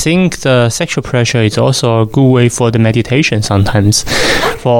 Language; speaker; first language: English; non-native, fluent; Chinese